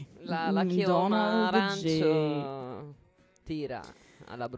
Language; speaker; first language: Italian; native; Italian